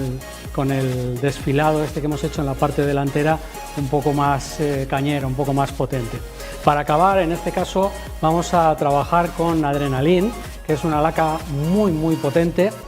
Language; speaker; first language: Spanish; native; Spanish